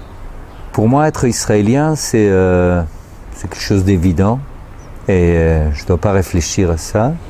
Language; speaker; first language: French; non-native, fluent; Spanish